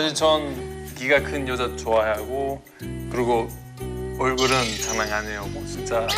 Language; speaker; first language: Korean; non-native, fluent; Italian